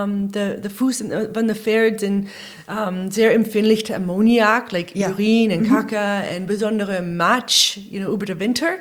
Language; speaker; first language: German; non-native, learner; English